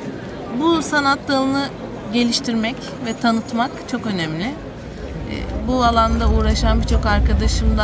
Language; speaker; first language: Turkish; native; Turkish